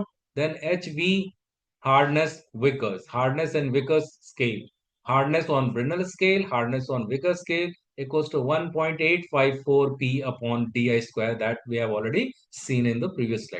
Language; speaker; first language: English; non-native, local second language; Hindi